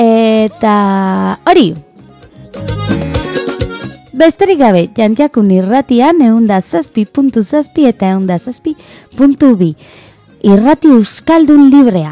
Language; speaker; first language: Basque; non-native, learner; Spanish